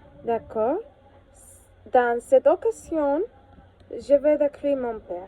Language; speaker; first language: French; non-native, learner; Spanish